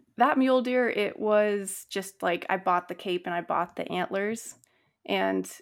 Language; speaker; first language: English; native; English